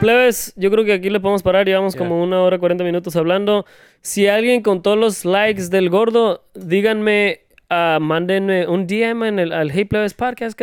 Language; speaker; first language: Spanish; native; Spanish